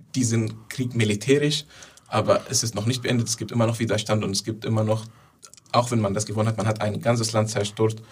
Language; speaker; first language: German; non-native, fluent; Arabic